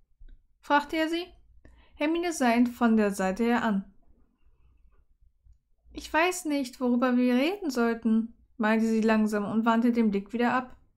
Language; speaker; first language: German; native; German